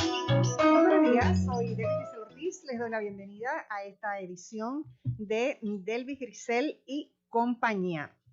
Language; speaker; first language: Spanish; native; Spanish